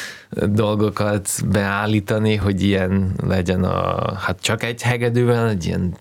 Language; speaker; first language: Hungarian; early bilingual, heritage; Hungarian